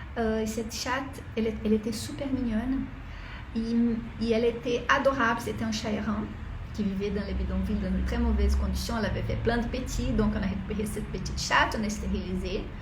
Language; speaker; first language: French; non-native, fluent; Portuguese